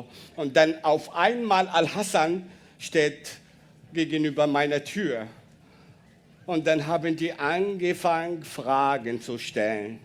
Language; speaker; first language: German; non-native, learner; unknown